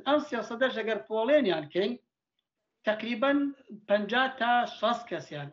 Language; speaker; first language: Central Kurdish; native; Central Kurdish